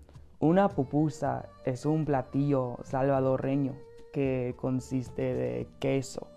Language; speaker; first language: Spanish; non-native, fluent; English